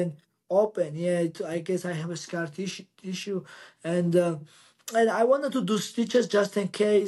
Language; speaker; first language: English; non-native, learner; Georgian